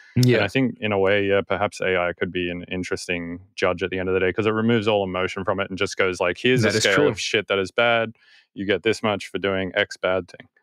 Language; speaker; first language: English; native; English